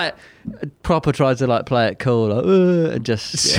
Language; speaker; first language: English; native; English